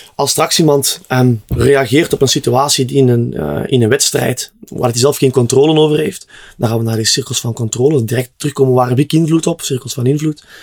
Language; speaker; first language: Dutch; native; Dutch